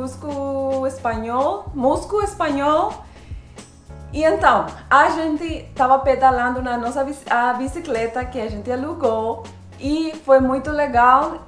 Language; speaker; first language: Portuguese; non-native, fluent; Spanish